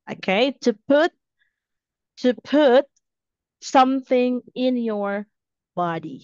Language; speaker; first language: English; non-native, fluent; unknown